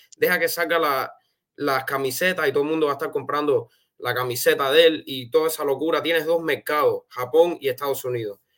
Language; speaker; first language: Spanish; early bilingual, heritage; Spanish